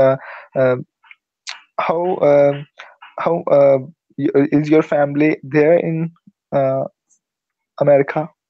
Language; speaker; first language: English; non-native, learner; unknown